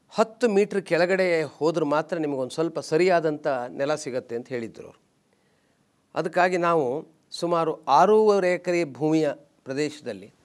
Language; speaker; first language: Kannada; native; Kannada